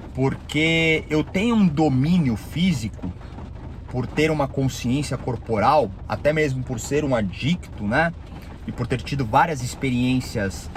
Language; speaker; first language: Portuguese; native; Portuguese